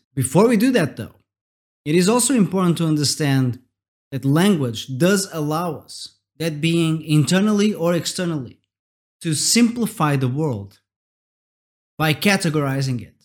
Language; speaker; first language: English; non-native, fluent; Portuguese